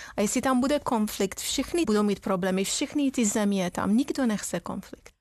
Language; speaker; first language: Czech; non-native, fluent; Persian